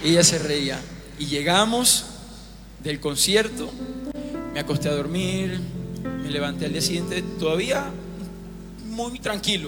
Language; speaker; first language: Spanish; native; Spanish